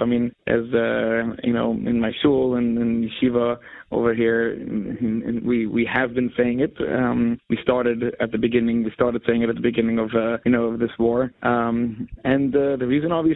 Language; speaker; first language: English; native; English